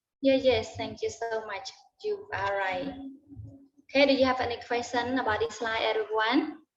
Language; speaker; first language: English; non-native, learner; Khmer